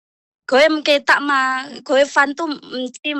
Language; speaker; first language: Chinese; non-native, learner; Indonesian